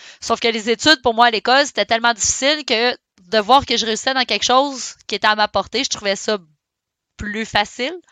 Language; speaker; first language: French; native; French